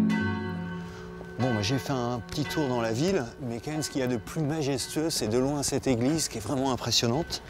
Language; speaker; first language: French; native; French